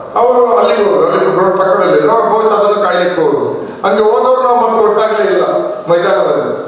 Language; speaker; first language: Kannada; non-native, local second language; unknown